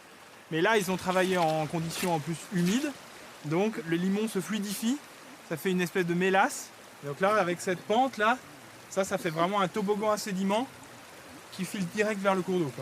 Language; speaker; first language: French; native; French